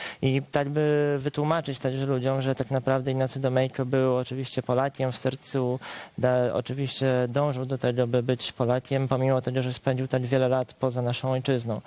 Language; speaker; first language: Polish; native; Polish